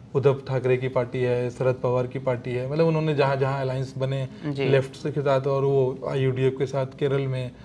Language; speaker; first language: Hindi; native; Hindi